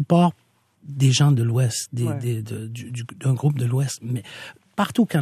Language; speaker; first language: French; non-native, local second language; Innu-aimun